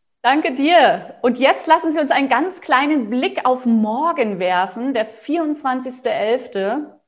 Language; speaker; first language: German; native; German